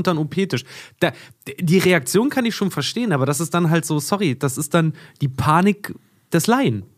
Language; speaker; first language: German; native; German